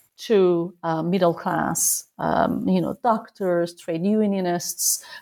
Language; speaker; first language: English; non-native, fluent; Turkish